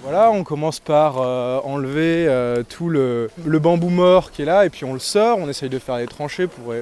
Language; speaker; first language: French; native; French